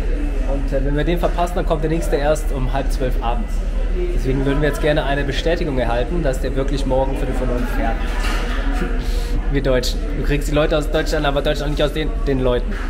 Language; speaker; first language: German; native; German